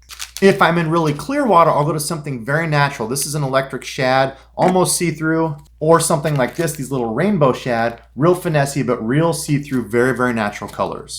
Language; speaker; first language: English; native; English